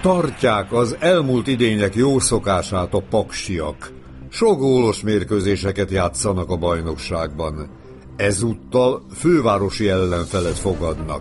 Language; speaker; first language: Hungarian; native; Hungarian